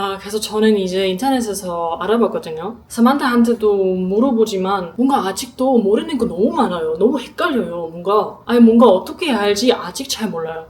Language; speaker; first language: Korean; non-native, fluent; German